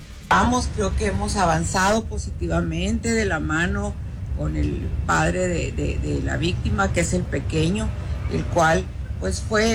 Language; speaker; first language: Spanish; native; Spanish